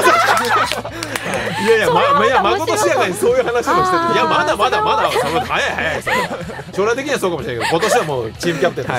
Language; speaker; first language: Japanese; native; Japanese